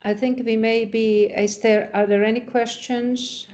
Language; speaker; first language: English; non-native, fluent; Finnish